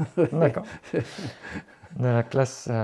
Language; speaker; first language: French; native; French